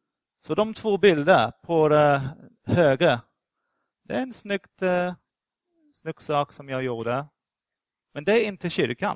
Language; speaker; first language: Swedish; non-native, fluent; English